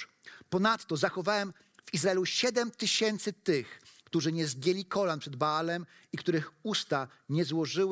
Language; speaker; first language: Polish; native; Polish